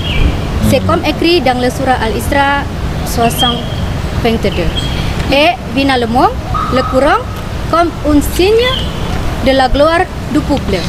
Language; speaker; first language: French; non-native, fluent; Indonesian